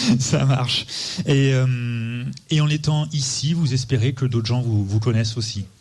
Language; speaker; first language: French; native; French